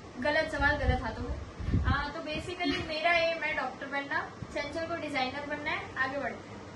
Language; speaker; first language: Hindi; native; Hindi